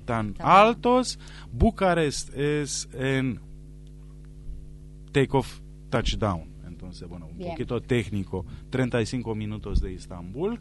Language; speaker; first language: Spanish; non-native, fluent; Romanian